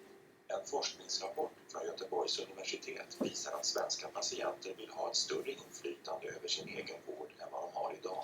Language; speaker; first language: Swedish; native; Swedish